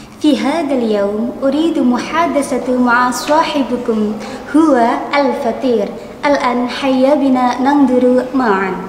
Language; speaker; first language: Arabic; non-native, learner; Indonesian